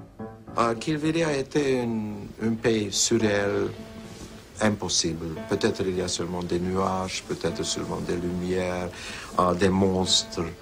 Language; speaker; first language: French; non-native, fluent; Hungarian